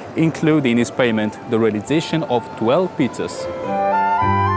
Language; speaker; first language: English; non-native, fluent; Italian